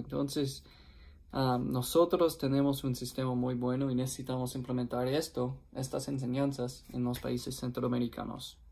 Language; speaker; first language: Spanish; non-native, fluent; English